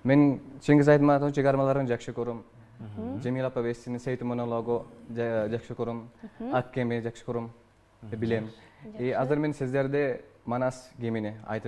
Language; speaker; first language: Kyrgyz; non-native, learner; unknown